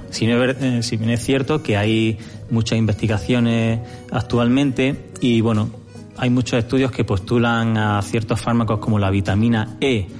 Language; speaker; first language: Spanish; native; Spanish